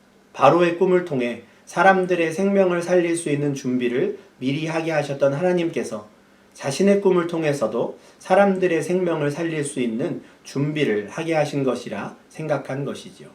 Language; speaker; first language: Korean; native; Korean